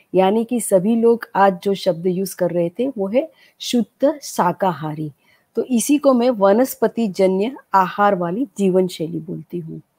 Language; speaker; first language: Hindi; non-native, local second language; Gujarati